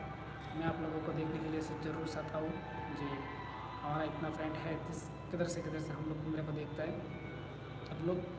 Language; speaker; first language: Hindi; non-native, learner; Bangla